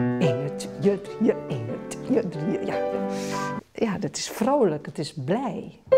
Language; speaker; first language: Dutch; non-native, local second language; Papiamento